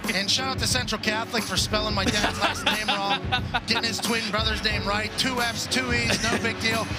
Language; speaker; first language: English; native; English